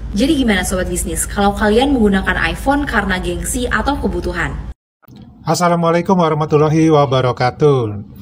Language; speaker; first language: Indonesian; native; Indonesian